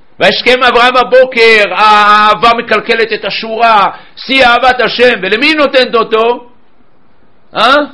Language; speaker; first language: Hebrew; native; Hebrew